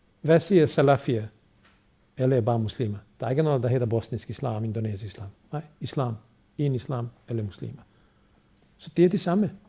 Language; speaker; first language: Danish; non-native, fluent; Bosnian